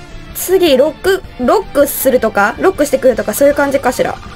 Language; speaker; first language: Japanese; native; Japanese